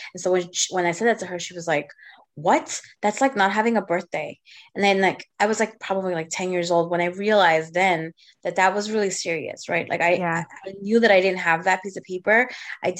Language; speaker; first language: English; native; English